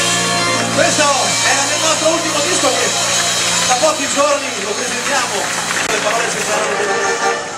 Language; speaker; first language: Italian; native; Italian